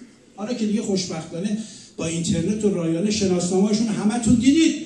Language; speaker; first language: Persian; native; Persian